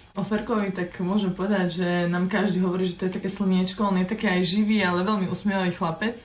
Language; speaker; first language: Slovak; native; Slovak